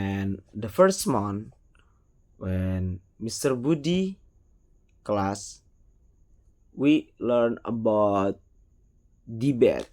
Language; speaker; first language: English; non-native, learner; Indonesian